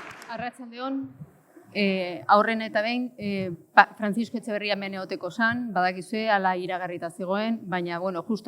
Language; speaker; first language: Basque; native; Basque